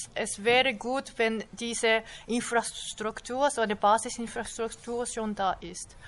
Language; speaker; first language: German; non-native, fluent; Japanese